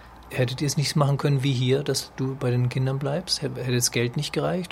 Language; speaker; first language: German; native; German